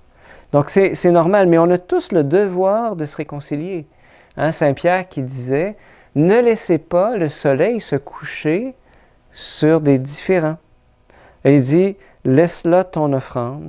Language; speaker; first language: French; native; French